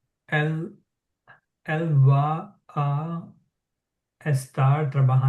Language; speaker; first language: Spanish; non-native, learner; English